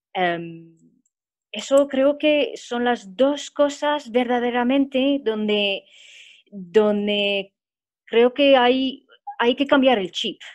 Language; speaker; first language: Spanish; non-native, fluent; French